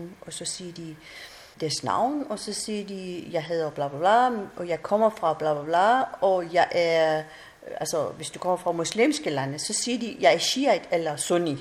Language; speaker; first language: Danish; non-native, fluent; Persian